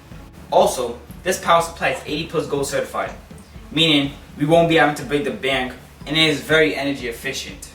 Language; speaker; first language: English; native; English